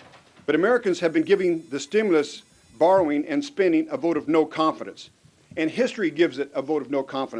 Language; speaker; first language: English; native; English